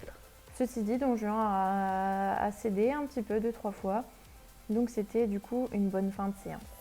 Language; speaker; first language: French; native; French